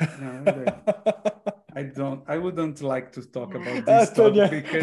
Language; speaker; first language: English; non-native, learner; Portuguese